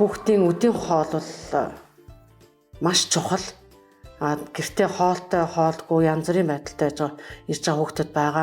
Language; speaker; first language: Mongolian; native; Mongolian